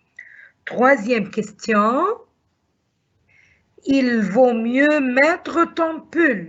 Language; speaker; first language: French; non-native, fluent; Arabic